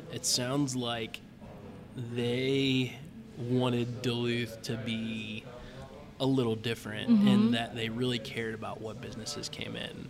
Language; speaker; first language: English; native; English